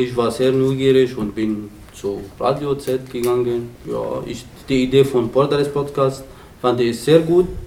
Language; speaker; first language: German; non-native, learner; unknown